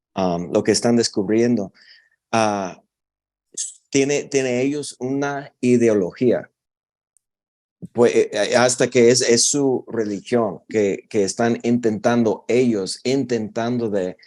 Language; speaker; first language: Spanish; non-native, fluent; English